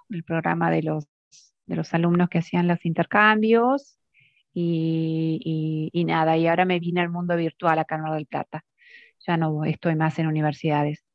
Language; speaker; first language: Spanish; native; Spanish